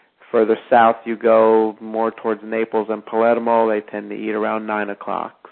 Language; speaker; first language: English; native; English